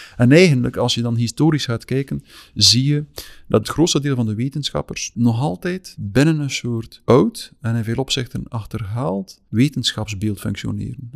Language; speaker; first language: Dutch; native; Dutch